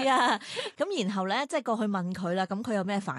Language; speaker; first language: Cantonese; native; Cantonese